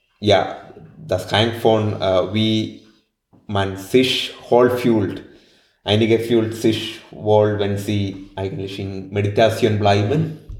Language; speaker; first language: German; non-native, learner; Malayalam